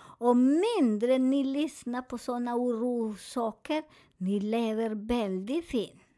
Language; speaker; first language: Swedish; non-native, fluent; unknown